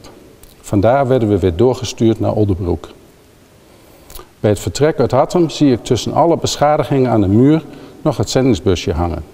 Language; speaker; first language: Dutch; native; Dutch